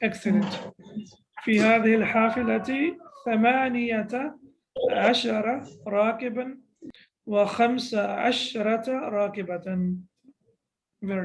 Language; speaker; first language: Arabic; non-native, fluent; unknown